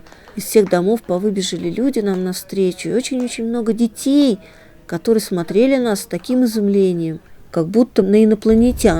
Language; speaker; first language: Russian; native; Russian